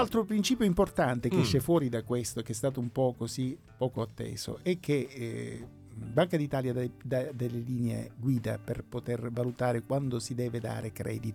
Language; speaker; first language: Italian; native; Italian